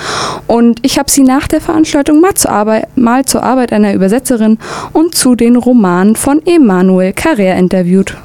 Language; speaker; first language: German; native; German